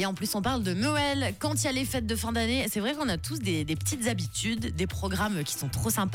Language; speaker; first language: French; native; French